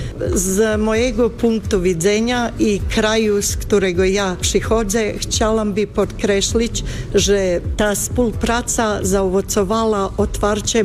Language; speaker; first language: Polish; non-native, fluent; Bosnian